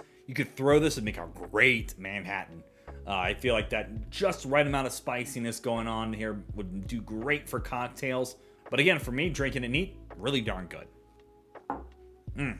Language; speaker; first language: English; native; English